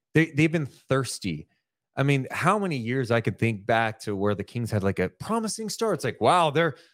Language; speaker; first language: English; native; English